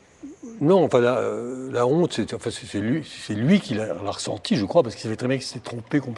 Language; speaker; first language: French; native; French